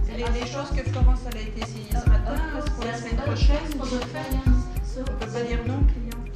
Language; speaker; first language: French; native; French